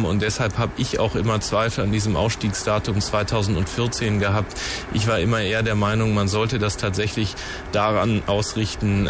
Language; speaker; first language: German; native; German